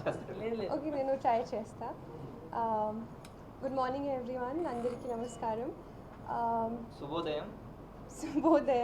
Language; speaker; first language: Telugu; non-native, learner; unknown